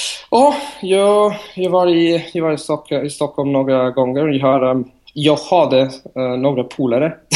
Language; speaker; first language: Swedish; non-native, fluent; Italian